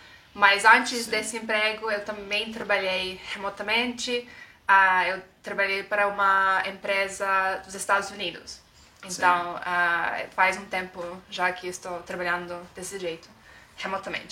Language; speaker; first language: Portuguese; non-native, fluent; Estonian